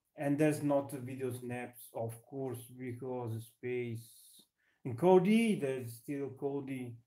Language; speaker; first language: English; non-native, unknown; Italian